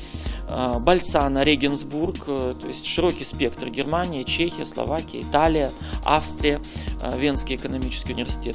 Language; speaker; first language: Russian; native; Russian